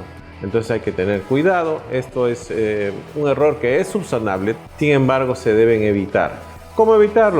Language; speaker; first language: Spanish; native; Spanish